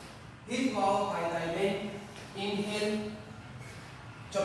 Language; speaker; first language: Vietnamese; non-native, learner; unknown